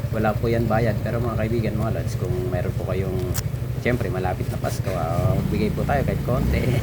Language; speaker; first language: Filipino; non-native, local second language; Bikol